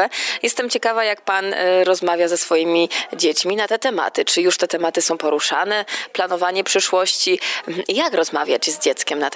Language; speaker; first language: Polish; native; Polish